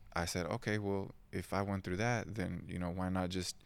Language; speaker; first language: English; early bilingual, other home language; Spanish